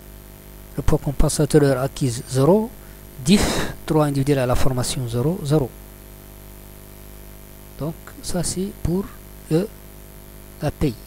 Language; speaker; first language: French; non-native, local second language; Arabic